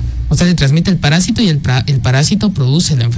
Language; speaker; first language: Spanish; native; Spanish